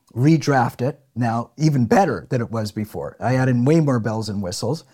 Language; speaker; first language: English; native; English